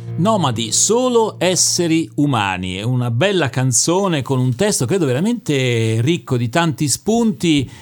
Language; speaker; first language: Italian; native; Italian